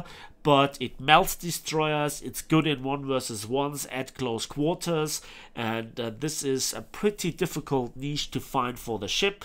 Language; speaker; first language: English; non-native, fluent; German